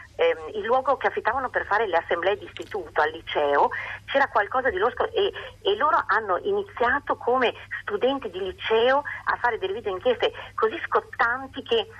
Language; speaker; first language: Italian; native; Italian